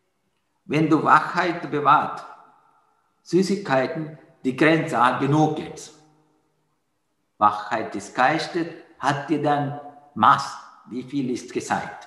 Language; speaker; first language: German; non-native, learner; Sinhala